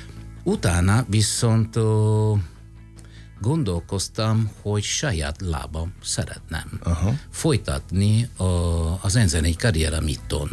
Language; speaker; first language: Hungarian; non-native, fluent; Italian